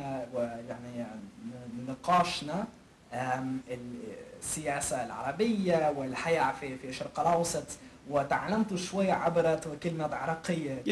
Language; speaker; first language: Arabic; non-native, fluent; English